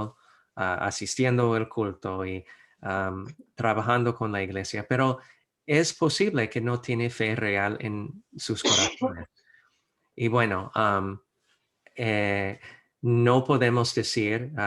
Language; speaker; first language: Spanish; non-native, fluent; English